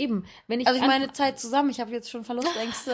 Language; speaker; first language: German; native; German